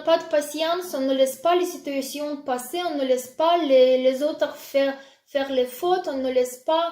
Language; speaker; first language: French; non-native, fluent; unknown